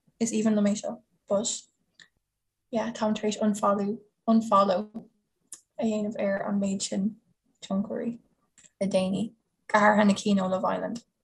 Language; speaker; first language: Irish; non-native, local second language; English